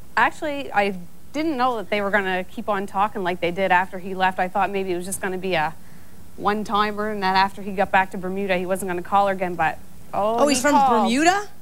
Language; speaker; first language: English; native; English